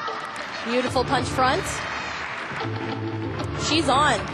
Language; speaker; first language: English; native; English